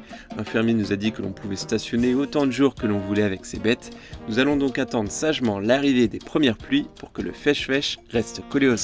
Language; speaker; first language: French; native; French